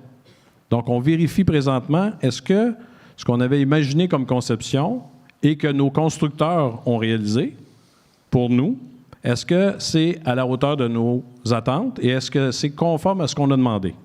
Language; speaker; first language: French; native; French